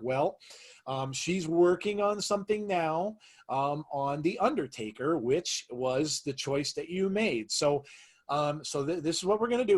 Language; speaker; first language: English; native; English